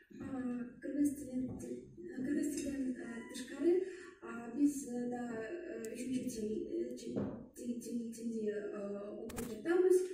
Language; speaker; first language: Kyrgyz; non-native, learner; Russian